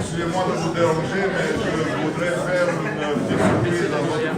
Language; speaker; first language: French; non-native, fluent; Albanian